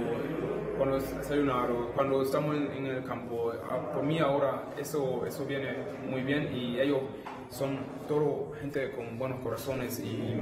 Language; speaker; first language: Spanish; non-native, learner; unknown